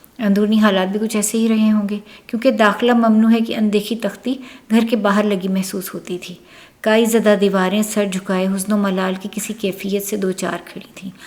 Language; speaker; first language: Urdu; native; Urdu